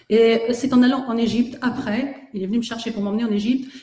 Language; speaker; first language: French; native; French